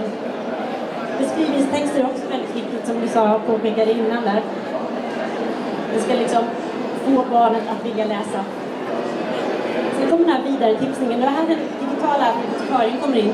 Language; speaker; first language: Swedish; native; Swedish